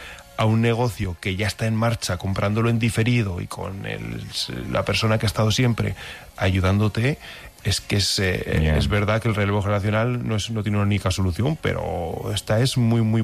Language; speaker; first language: Spanish; native; Spanish